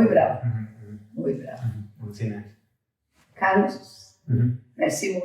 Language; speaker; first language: Spanish; early bilingual, heritage; Ladino